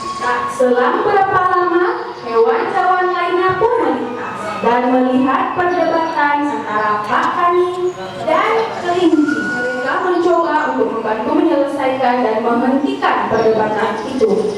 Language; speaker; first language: Indonesian; native; Indonesian